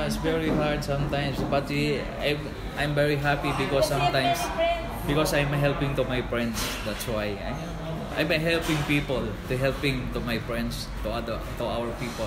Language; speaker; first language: English; non-native, local second language; Filipino